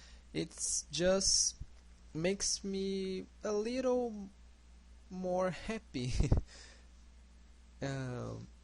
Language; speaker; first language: English; non-native, learner; Portuguese